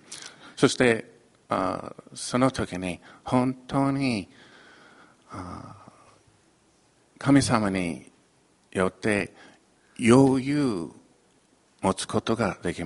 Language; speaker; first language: Japanese; non-native, fluent; English